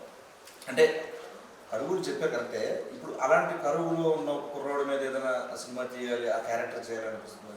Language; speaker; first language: Telugu; native; Telugu